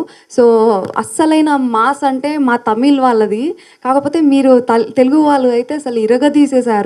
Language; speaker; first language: Telugu; non-native, fluent; Tamil